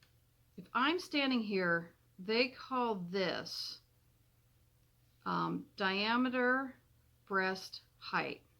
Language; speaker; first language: English; native; English